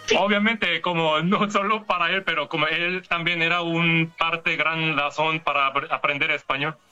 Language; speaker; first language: Spanish; non-native, learner; Korean